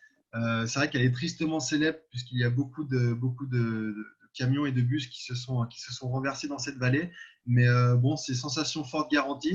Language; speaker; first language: French; native; French